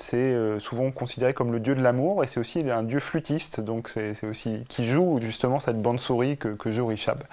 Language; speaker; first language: French; native; French